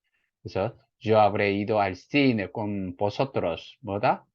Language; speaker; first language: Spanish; non-native, fluent; Korean